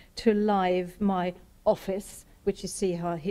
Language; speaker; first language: English; non-native, fluent; German